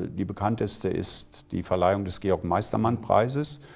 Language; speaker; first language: German; native; German